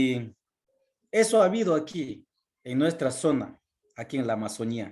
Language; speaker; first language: Spanish; non-native, local second language; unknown